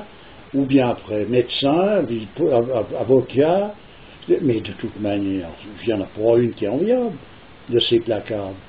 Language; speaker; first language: French; native; French